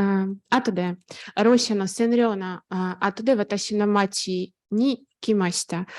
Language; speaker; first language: Japanese; non-native, fluent; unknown